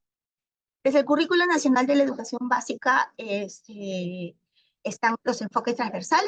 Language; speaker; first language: Spanish; native; Spanish